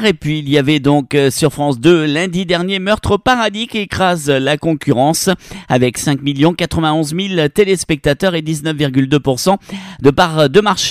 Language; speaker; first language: French; native; French